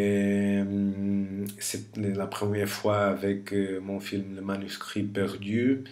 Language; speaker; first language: French; non-native, fluent; Portuguese